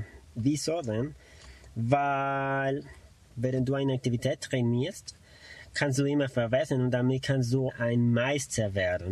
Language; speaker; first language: German; non-native, fluent; Spanish